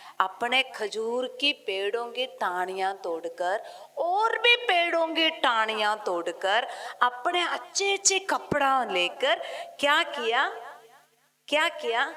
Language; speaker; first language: Hindi; non-native, local second language; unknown